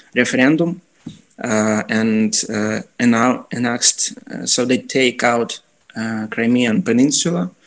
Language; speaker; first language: English; non-native, fluent; Ukrainian